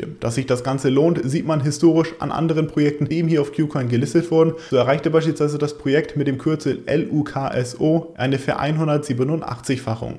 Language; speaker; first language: German; native; German